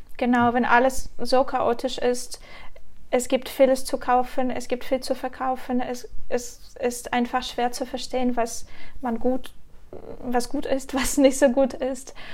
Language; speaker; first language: German; non-native, fluent; Russian